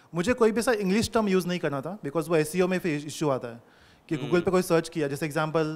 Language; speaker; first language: Hindi; non-native, local second language; Telugu